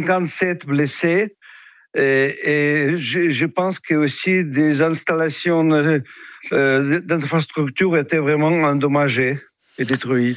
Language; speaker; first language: French; non-native, fluent; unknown